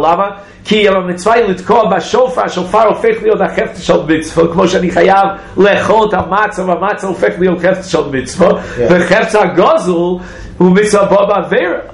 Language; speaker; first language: Hebrew; non-native, fluent; English